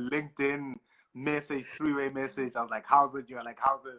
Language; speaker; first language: English; non-native, local second language; Xhosa